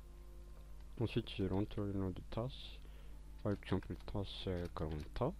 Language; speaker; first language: French; non-native, local second language; Malagasy